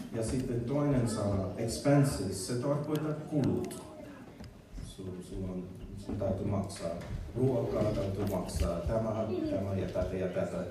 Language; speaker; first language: Finnish; non-native, learner; English